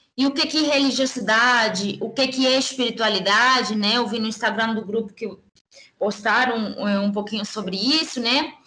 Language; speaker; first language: Portuguese; early bilingual, heritage; Spanish